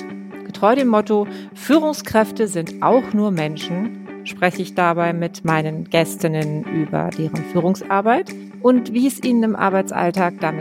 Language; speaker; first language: German; native; German